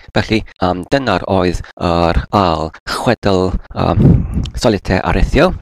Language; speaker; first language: Welsh; non-native, learner; English